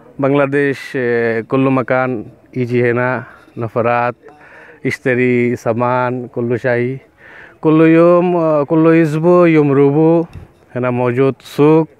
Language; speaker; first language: Arabic; non-native, learner; Bangla